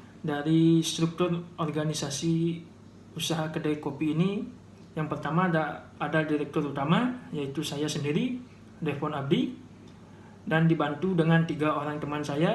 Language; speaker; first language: Indonesian; native; Indonesian